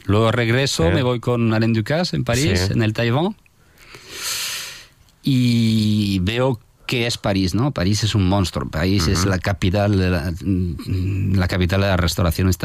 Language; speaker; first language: Spanish; non-native, fluent; French